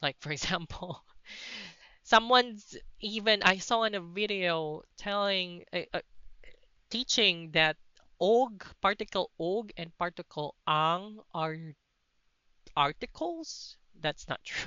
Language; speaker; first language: English; non-native, local second language; Cebuano